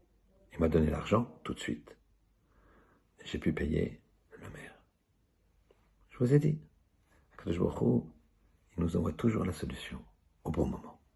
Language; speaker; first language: French; native; French